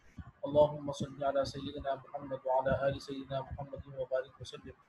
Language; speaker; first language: Arabic; non-native, fluent; Urdu